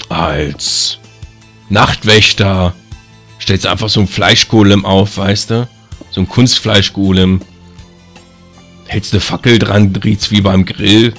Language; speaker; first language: German; native; German